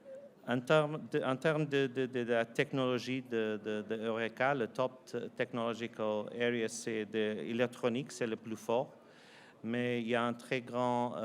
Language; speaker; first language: French; non-native, fluent; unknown